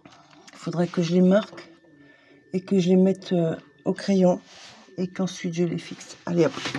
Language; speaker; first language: French; native; French